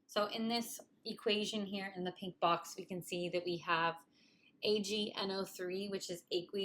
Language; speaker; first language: English; native; English